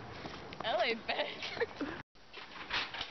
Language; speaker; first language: French; non-native, learner; English